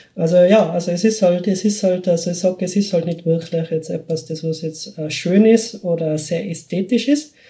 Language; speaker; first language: German; native; German